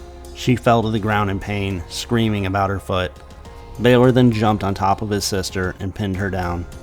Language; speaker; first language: English; native; English